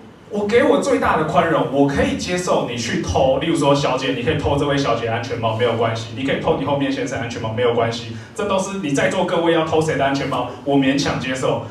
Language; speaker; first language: Chinese; native; Chinese